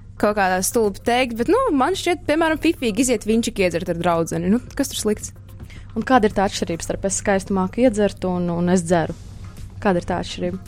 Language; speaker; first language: Latvian; native; Latvian